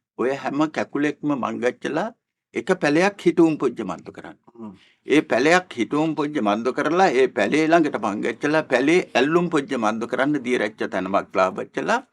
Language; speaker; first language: Sinhala; native; Sinhala